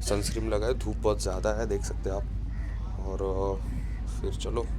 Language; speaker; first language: Hindi; non-native, local second language; Marathi